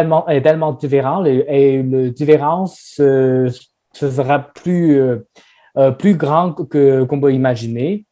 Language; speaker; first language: French; non-native, learner; Chinese